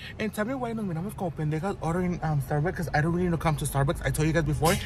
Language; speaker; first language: English; early bilingual, other home language; Spanish